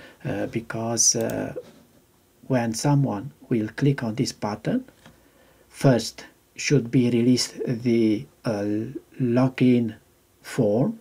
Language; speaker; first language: English; non-native, fluent; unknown